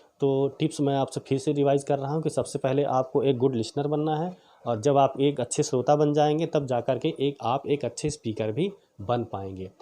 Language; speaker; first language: Hindi; native; Hindi